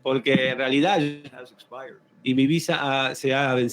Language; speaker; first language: Spanish; native; Spanish